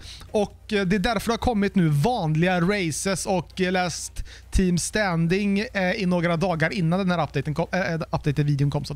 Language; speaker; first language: Swedish; native; Swedish